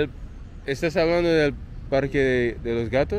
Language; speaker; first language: Spanish; non-native, learner; English